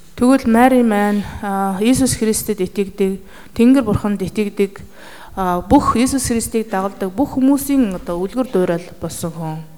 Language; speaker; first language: Mongolian; native; Mongolian